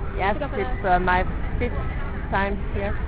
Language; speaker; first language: English; non-native, fluent; French